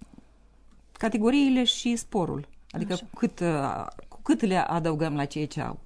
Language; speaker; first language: Romanian; native; Romanian